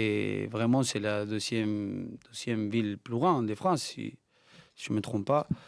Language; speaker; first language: French; non-native, learner; Spanish